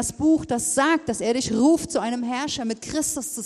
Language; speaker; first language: German; native; German